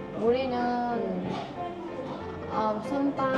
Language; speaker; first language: Korean; non-native, learner; Vietnamese